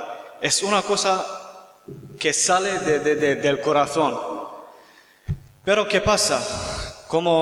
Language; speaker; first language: Spanish; non-native, learner; Kurdish